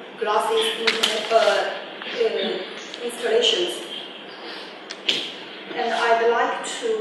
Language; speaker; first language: English; non-native, learner; Chinese